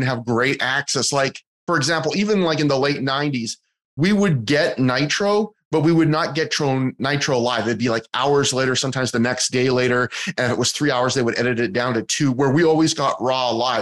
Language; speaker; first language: English; native; English